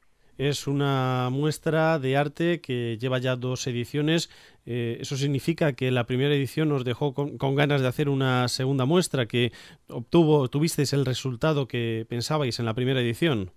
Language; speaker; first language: Spanish; native; Spanish